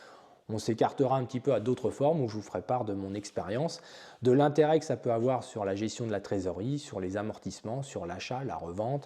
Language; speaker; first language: French; native; French